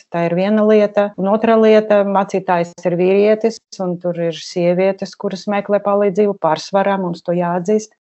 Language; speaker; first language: Latvian; non-native, local second language; Russian